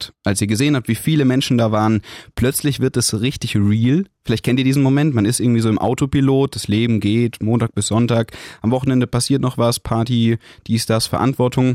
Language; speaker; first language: German; native; German